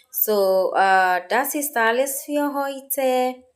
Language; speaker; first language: German; non-native, learner; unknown